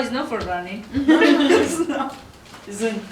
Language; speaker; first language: English; non-native, learner; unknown